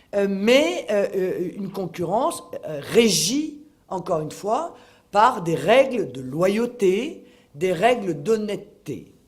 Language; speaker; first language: French; native; French